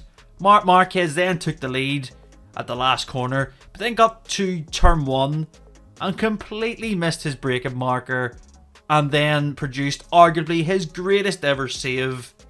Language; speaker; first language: English; native; English